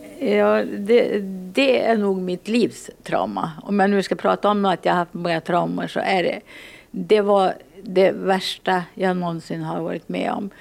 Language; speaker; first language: Swedish; early bilingual, other home language; Finnish